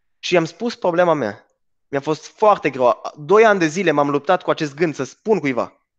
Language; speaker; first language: Romanian; native; Romanian